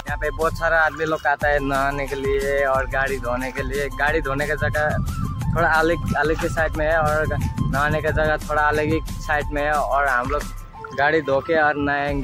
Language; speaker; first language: Hindi; non-native, local second language; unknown